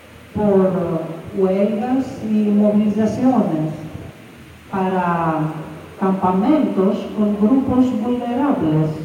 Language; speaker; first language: Spanish; non-native, fluent; Greek